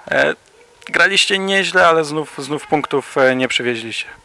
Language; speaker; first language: Polish; native; Polish